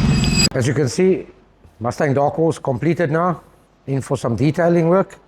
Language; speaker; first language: English; native; English